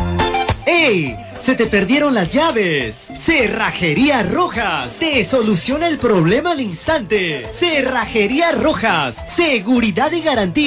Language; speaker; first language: Spanish; native; Spanish